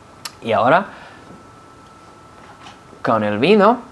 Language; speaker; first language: Spanish; non-native, fluent; English